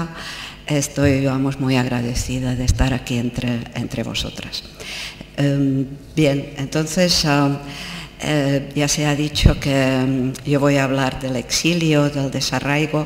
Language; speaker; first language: Spanish; non-native, fluent; Czech